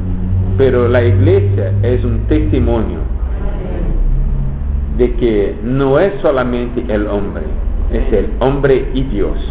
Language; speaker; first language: Spanish; non-native, fluent; Portuguese